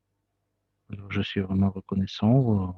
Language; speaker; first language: French; non-native, fluent; Russian